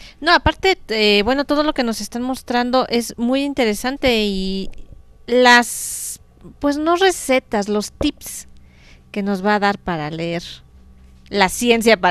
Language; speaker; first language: Spanish; native; Spanish